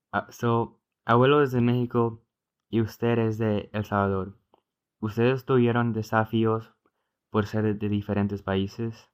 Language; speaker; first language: Spanish; early bilingual, heritage; Spanish